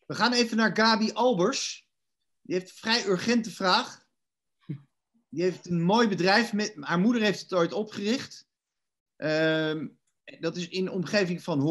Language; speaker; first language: Dutch; native; Dutch